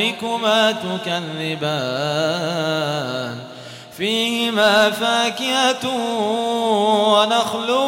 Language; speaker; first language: Arabic; native; Arabic